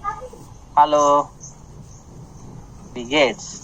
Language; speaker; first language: German; non-native, learner; Bangla